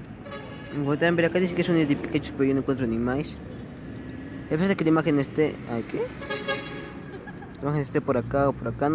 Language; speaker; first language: Spanish; native; Spanish